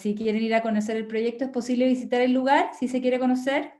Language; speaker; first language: Spanish; native; Spanish